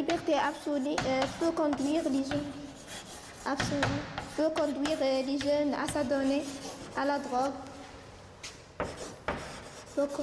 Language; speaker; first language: French; non-native, learner; Arabic